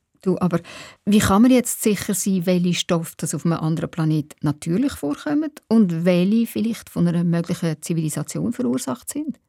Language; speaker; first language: German; native; German